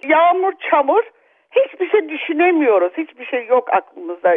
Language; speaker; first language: Turkish; early bilingual, other home language; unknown